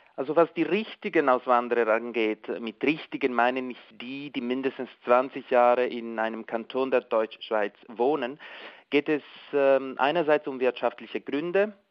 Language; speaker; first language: German; non-native, local second language; Italian